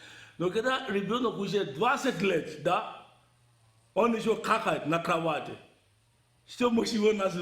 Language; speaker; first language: Russian; non-native, learner; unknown